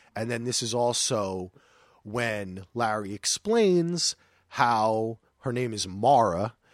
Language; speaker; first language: English; native; English